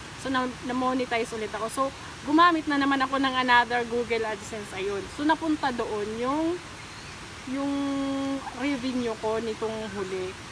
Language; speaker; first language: Filipino; non-native, local second language; Waray